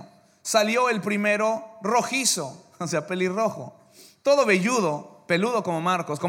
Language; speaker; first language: Spanish; early bilingual, heritage; English